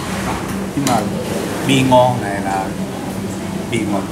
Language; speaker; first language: Vietnamese; non-native, learner; Japanese